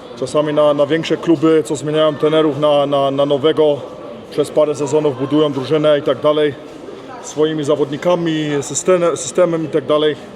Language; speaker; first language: Polish; early bilingual, heritage; Polish